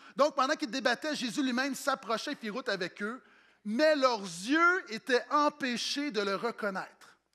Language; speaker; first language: French; native; French